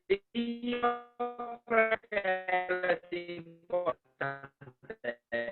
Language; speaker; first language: Spanish; non-native, learner; English